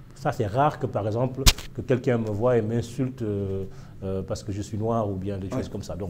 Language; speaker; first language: French; non-native, local second language; Wolof